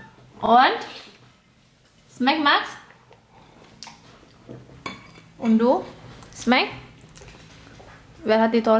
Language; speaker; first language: German; non-native, learner; Indonesian